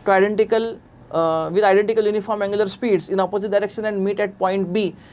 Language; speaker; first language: English; non-native, local second language; Marathi